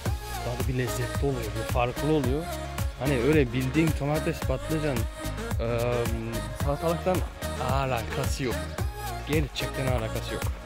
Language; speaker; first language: Turkish; early bilingual, heritage; Turkish